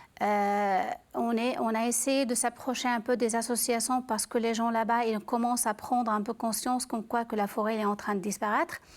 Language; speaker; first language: French; non-native, local second language; Arabic